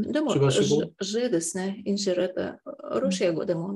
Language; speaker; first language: Japanese; non-native, fluent; Tatar